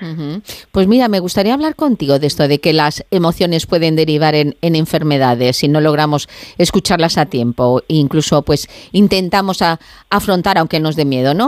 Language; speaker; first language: Spanish; native; Spanish